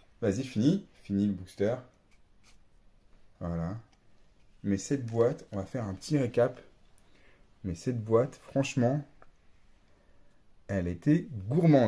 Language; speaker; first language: French; native; French